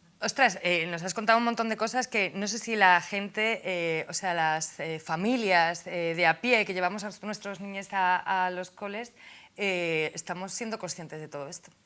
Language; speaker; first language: Spanish; native; Spanish